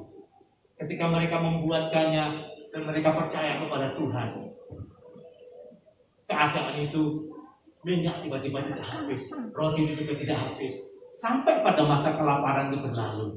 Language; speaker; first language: Indonesian; native; Indonesian